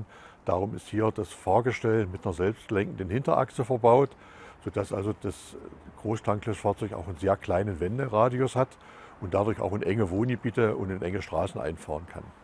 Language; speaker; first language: German; native; German